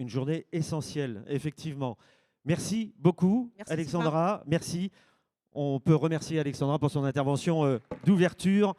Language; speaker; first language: French; native; French